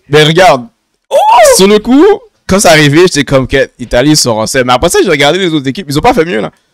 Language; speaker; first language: French; native; French